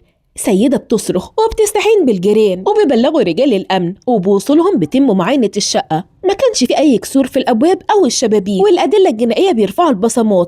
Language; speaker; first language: Arabic; native; Arabic